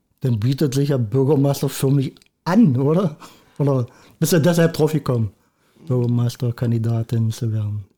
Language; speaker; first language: German; native; German